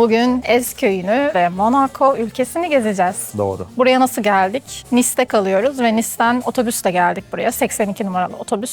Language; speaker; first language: Turkish; native; Turkish